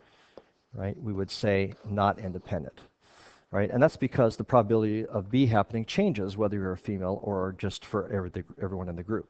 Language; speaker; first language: English; native; English